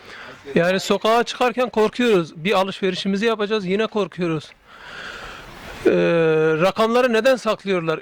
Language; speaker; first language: Turkish; native; Turkish